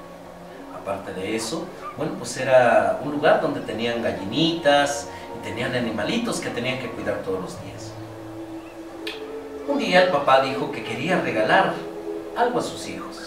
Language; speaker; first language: Spanish; native; Spanish